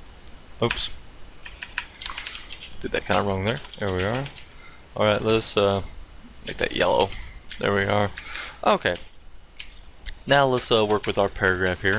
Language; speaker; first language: English; native; English